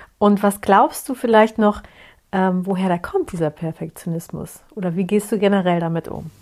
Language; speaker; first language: German; early bilingual, other home language; Turkish